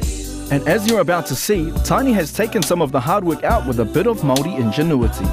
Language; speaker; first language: English; native; English